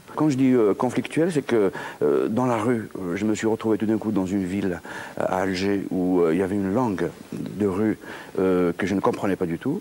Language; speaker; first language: French; non-native, local second language; Kabyle